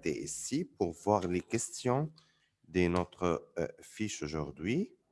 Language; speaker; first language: French; non-native, fluent; Arabic